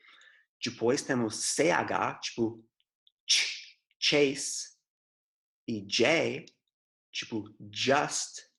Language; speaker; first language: Portuguese; non-native, fluent; English